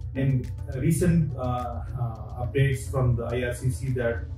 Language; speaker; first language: English; non-native, local second language; Telugu